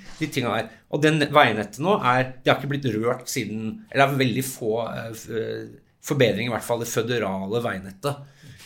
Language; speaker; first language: Norwegian; early bilingual, other home language; English